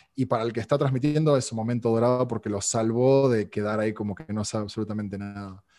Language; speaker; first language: Spanish; native; Spanish